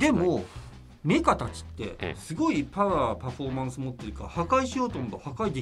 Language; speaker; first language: Japanese; native; Japanese